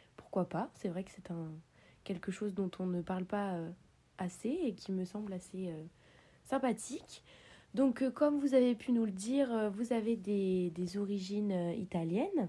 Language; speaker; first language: French; native; French